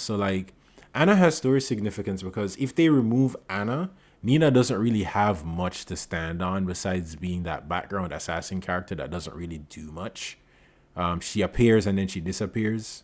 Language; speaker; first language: English; native; English